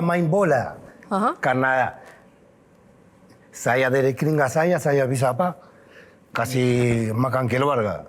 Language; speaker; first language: Indonesian; non-native, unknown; Spanish